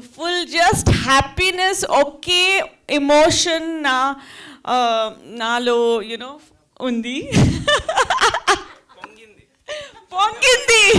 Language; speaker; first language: Telugu; non-native, fluent; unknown